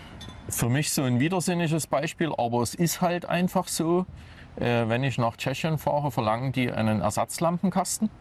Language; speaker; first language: German; native; German